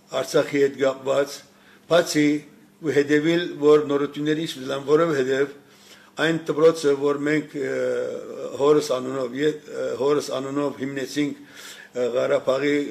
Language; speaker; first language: Armenian; early bilingual, heritage; Armenian